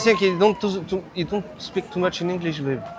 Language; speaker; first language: English; non-native, learner; French